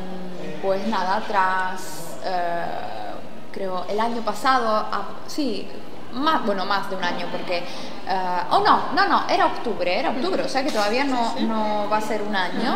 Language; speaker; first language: Spanish; non-native, fluent; Italian